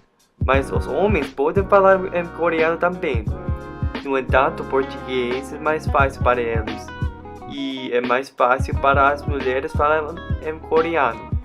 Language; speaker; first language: Portuguese; non-native, learner; English